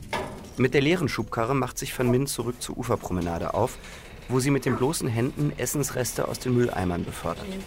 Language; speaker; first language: German; native; German